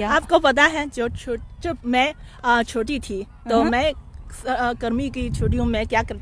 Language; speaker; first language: Hindi; non-native, fluent; Chinese